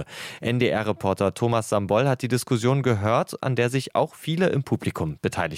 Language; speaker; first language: German; native; German